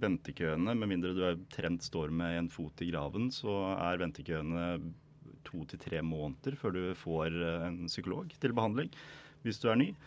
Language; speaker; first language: Norwegian; native; Norwegian